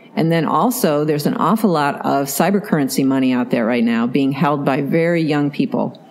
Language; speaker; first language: English; native; English